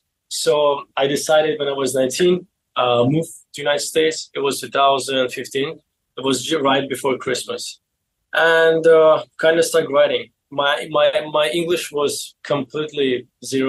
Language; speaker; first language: English; non-native, fluent; Azerbaijani